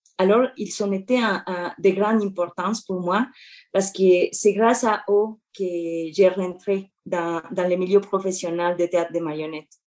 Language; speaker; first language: French; non-native, fluent; Spanish